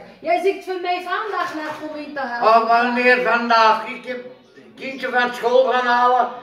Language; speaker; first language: Dutch; non-native, learner; Arabic